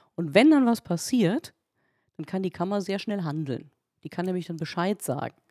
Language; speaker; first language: German; native; German